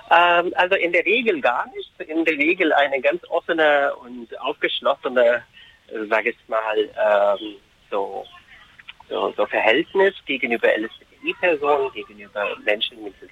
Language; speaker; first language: German; non-native, fluent; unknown